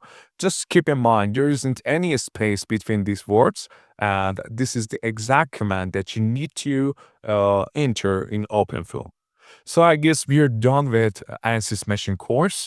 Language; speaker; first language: English; non-native, fluent; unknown